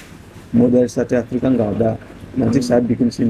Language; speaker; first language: Indonesian; non-native, learner; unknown